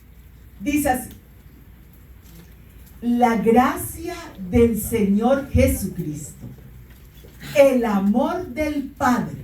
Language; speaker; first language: Spanish; native; Spanish